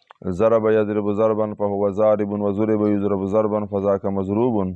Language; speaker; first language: Arabic; non-native, fluent; Urdu